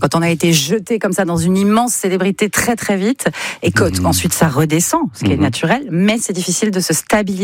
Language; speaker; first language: French; native; French